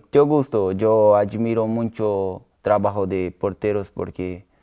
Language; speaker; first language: Spanish; non-native, learner; Portuguese